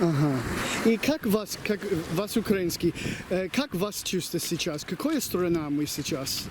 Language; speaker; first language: Russian; non-native, learner; English